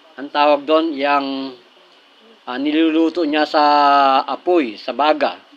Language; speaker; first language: Filipino; non-native, local second language; Cebuano